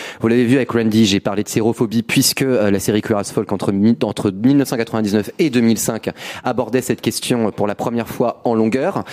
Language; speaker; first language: French; native; French